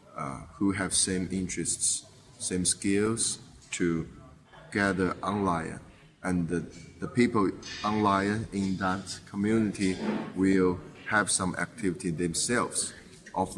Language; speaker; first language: English; non-native, fluent; Chinese